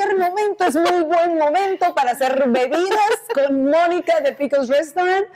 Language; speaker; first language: Spanish; native; Spanish